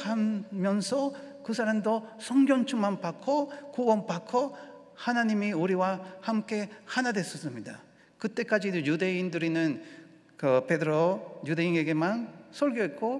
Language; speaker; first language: Korean; non-native, learner; Spanish